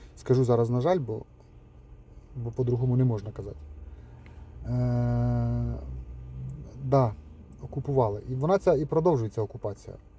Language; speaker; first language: Ukrainian; non-native, local second language; Russian